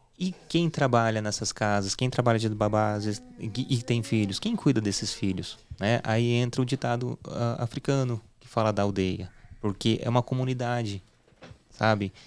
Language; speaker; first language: Portuguese; native; Portuguese